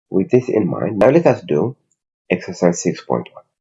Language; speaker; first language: English; non-native, local second language; Amharic